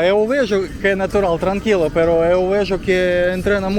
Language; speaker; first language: Portuguese; non-native, learner; Russian